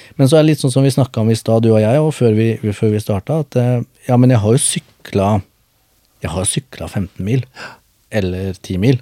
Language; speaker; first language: Norwegian; early bilingual, other home language; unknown